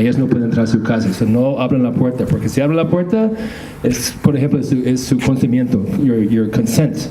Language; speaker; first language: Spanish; non-native, fluent; English